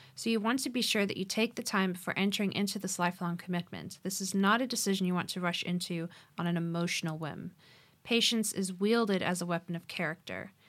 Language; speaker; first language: English; native; English